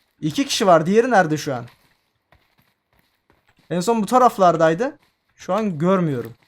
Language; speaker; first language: Turkish; native; Turkish